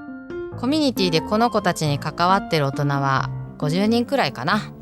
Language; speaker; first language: Japanese; native; Japanese